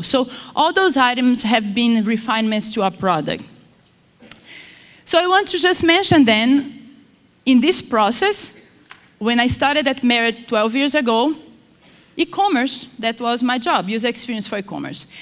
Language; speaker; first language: English; non-native, fluent; Portuguese